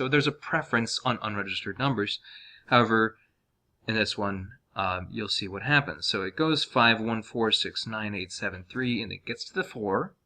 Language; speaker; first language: English; native; English